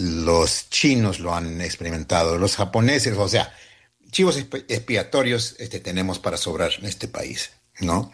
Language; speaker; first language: Spanish; early bilingual, heritage; Spanish